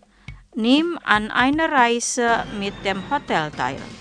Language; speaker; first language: German; non-native, fluent; Indonesian